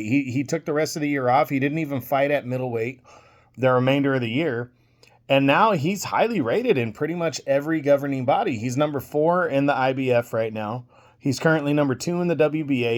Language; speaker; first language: English; native; English